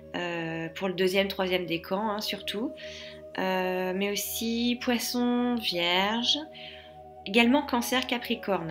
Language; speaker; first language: French; native; French